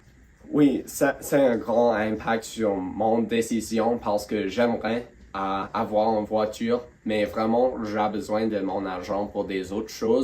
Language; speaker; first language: French; non-native, local second language; English